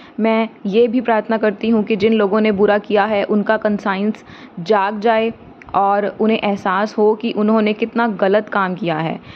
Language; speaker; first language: Hindi; native; Hindi